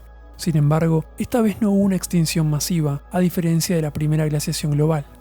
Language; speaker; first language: Spanish; native; Spanish